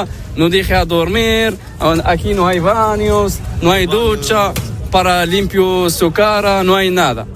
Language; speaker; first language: Spanish; non-native, learner; Arabic